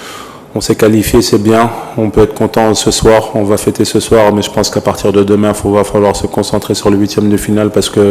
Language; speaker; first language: French; native; French